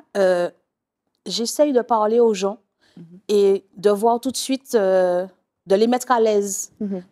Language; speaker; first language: French; native; French